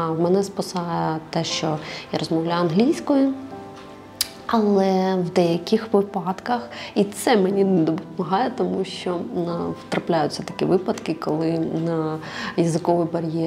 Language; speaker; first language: Ukrainian; non-native, local second language; Russian